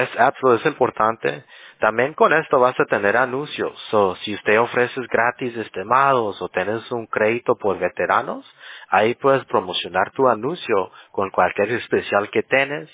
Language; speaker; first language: Spanish; early bilingual, heritage; Spanish